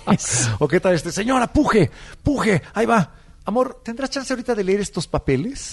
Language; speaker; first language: Spanish; native; Spanish